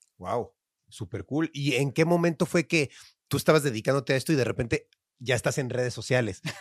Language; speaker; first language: Spanish; native; Spanish